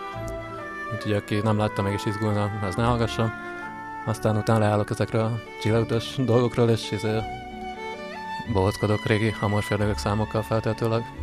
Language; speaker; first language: Hungarian; native; Hungarian